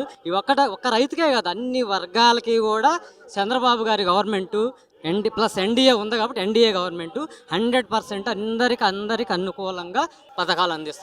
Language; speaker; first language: Telugu; native; Telugu